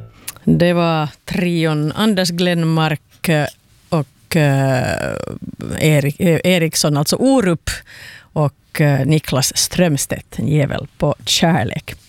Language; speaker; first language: Swedish; native; Swedish